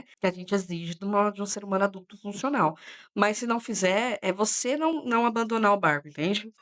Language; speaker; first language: Portuguese; native; Portuguese